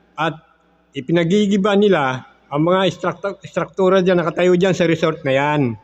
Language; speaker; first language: Filipino; native; Filipino